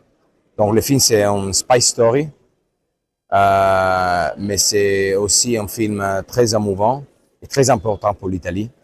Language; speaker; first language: French; non-native, fluent; Italian